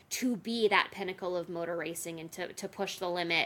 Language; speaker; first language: English; native; English